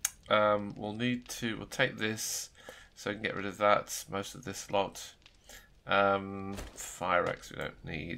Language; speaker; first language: English; native; English